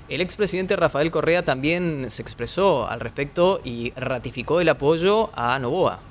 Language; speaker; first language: Spanish; native; Spanish